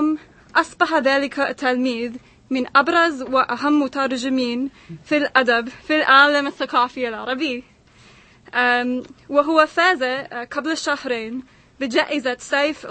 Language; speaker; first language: Arabic; non-native, fluent; English